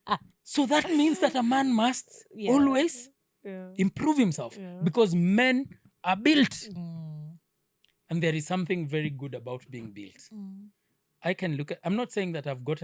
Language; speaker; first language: English; non-native, local second language; Swahili